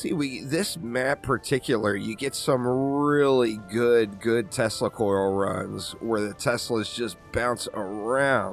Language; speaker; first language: English; native; English